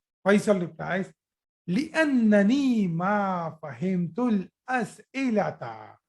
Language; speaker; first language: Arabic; non-native, fluent; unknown